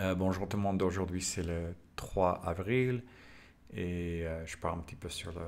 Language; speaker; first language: French; non-native, learner; English